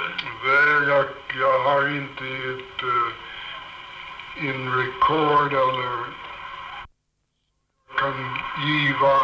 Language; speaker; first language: Swedish; early bilingual, heritage; Swedish